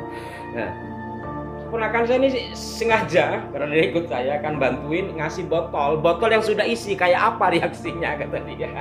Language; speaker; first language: Indonesian; native; Indonesian